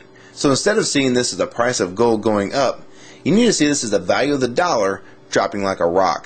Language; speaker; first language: English; native; English